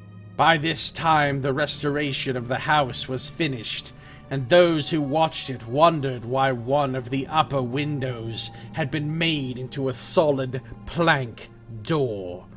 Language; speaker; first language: English; native; English